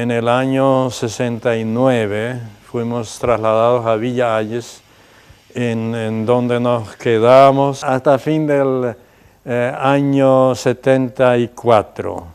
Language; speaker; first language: Spanish; non-native, local second language; Plautdietsch